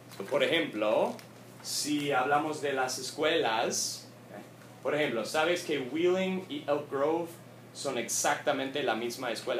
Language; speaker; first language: Spanish; non-native, fluent; English